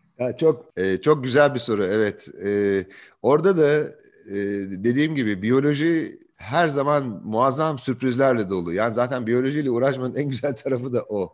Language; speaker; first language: Turkish; native; Turkish